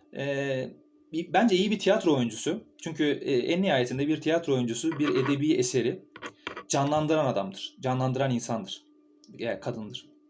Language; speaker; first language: Turkish; native; Turkish